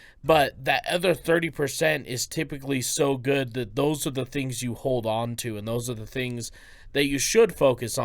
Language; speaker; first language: English; native; English